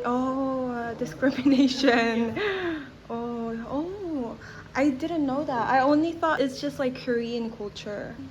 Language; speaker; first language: English; non-native, fluent; Korean